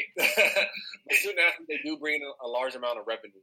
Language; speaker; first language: English; native; English